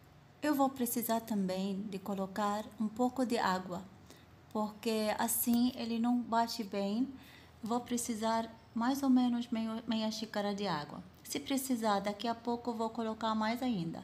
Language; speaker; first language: Portuguese; non-native, fluent; Arabic